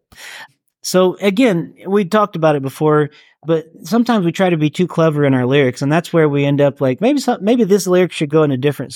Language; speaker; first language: English; native; English